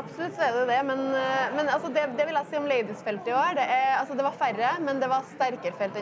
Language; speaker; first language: Norwegian; native; Norwegian